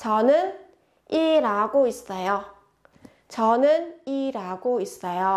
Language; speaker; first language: Korean; non-native, fluent; Vietnamese